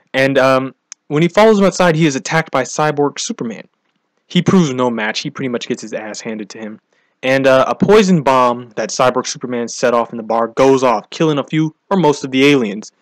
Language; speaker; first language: English; native; English